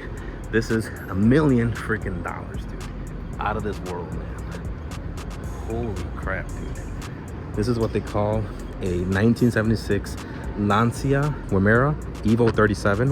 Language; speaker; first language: English; native; English